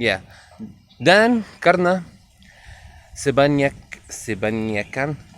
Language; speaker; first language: Indonesian; non-native, learner; Arabic